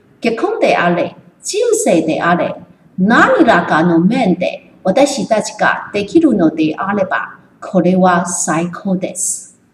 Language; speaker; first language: Japanese; non-native, learner; Chinese